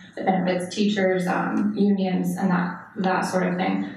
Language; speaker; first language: English; native; English